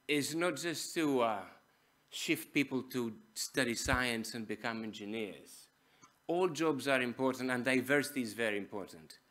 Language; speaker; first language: English; non-native, fluent; Greek